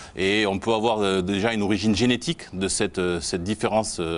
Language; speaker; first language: French; native; French